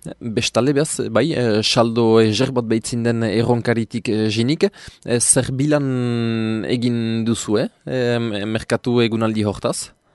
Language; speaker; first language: Basque; native; Basque